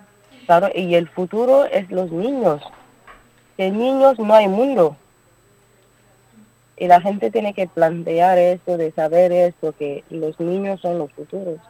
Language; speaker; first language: Spanish; non-native, learner; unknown